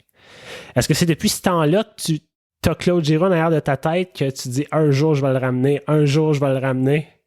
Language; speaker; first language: French; native; French